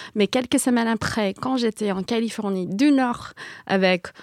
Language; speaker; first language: French; non-native, fluent; English